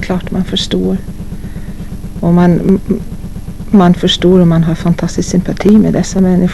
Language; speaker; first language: Swedish; non-native, fluent; English